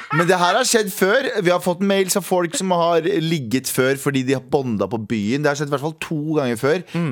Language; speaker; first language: Norwegian; early bilingual, other home language; Kurdish